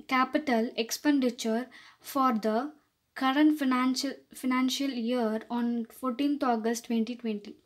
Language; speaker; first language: English; non-native, local second language; Tamil